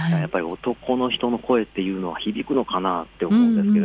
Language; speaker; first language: Japanese; native; Japanese